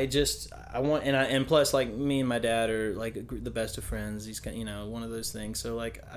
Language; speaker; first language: English; native; English